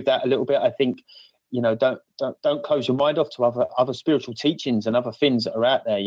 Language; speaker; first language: English; native; English